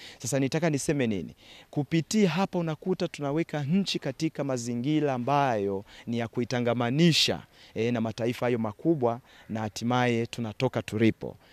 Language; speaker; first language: Swahili; native; Swahili